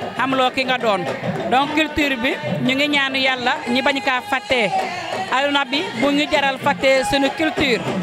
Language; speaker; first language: Wolof; non-native, local second language; Jola-Fonyi